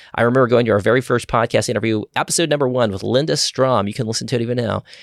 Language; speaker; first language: English; native; English